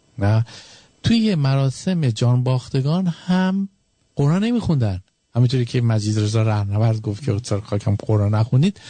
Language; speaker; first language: Persian; native; Persian